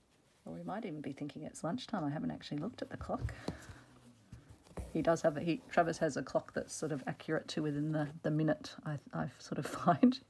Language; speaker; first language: English; native; English